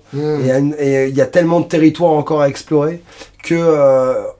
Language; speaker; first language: French; native; French